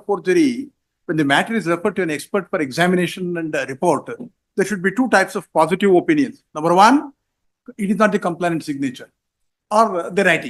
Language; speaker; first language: English; non-native, local second language; Kannada